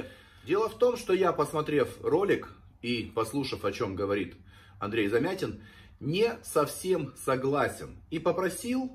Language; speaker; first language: Russian; native; Russian